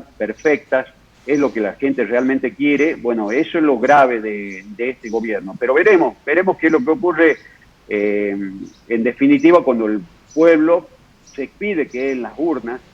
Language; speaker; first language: Spanish; native; Spanish